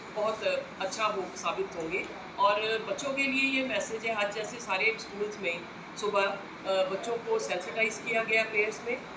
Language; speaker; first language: Hindi; non-native, local second language; Punjabi